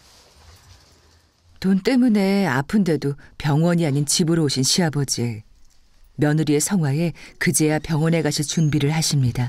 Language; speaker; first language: Korean; native; Korean